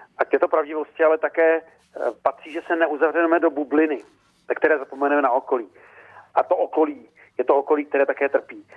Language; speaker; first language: Czech; native; Czech